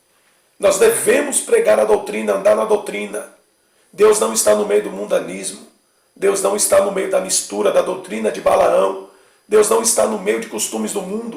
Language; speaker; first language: Portuguese; native; Portuguese